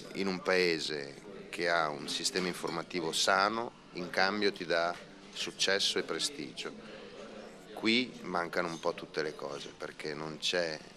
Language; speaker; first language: Italian; native; Italian